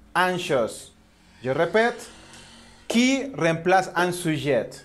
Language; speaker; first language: French; non-native, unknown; Spanish